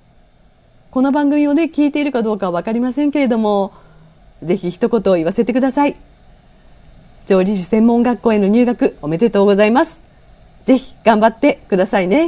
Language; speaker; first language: Japanese; native; Japanese